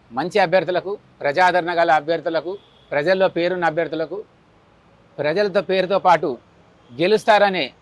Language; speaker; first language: Telugu; native; Telugu